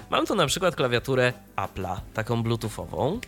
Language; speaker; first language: Polish; native; Polish